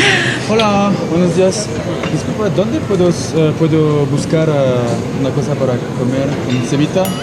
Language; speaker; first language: Spanish; non-native, learner; French